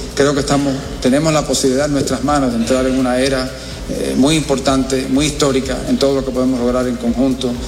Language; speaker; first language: Spanish; early bilingual, heritage; Spanish